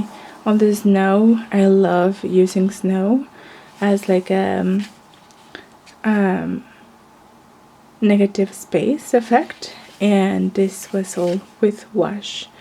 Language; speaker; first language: English; non-native, fluent; Spanish